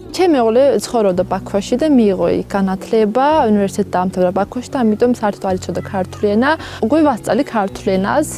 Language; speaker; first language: Georgian; non-native, local second language; Azerbaijani